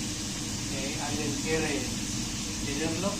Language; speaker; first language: Spanish; non-native, learner; Filipino